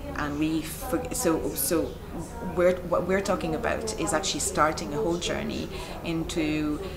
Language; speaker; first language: English; non-native, fluent; Arabic